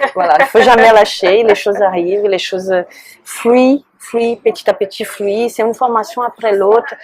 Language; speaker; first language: French; non-native, fluent; Portuguese